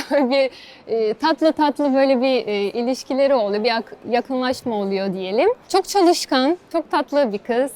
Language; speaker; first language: Turkish; non-native, fluent; Portuguese